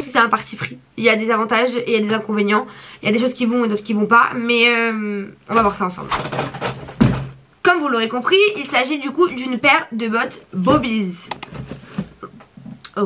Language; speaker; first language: French; native; French